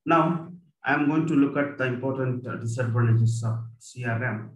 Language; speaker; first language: English; non-native, local second language; Kannada